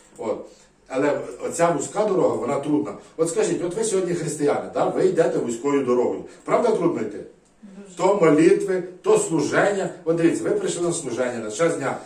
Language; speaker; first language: Ukrainian; native; Ukrainian